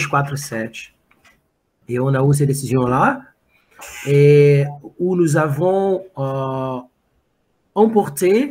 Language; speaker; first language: French; non-native, fluent; Portuguese